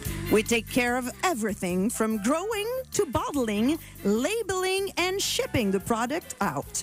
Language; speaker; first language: English; non-native, learner; French